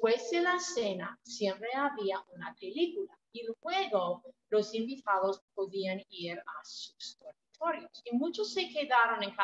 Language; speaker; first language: Spanish; non-native, fluent; English